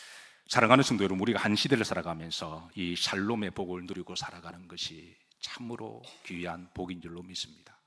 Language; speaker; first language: Korean; native; Korean